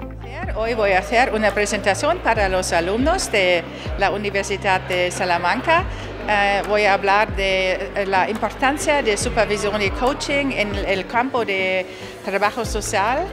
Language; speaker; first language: Spanish; non-native, learner; German